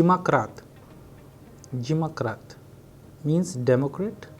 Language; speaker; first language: Russian; non-native, fluent; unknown